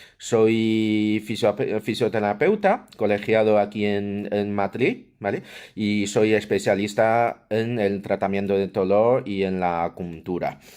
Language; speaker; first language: Spanish; non-native, fluent; Chinese